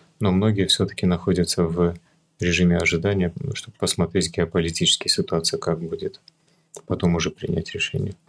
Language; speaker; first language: Russian; early bilingual, other home language; Armenian